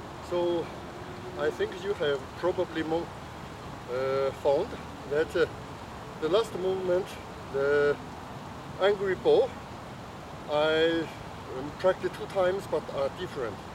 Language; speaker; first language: English; non-native, learner; Chinese